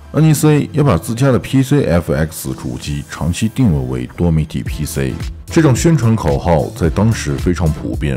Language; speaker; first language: Chinese; native; Chinese